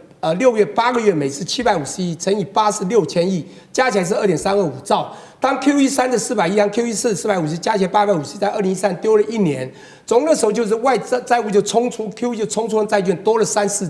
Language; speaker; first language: Chinese; native; Chinese